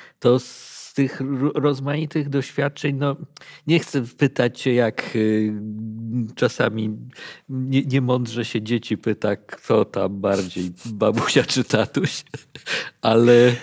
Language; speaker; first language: Polish; native; Polish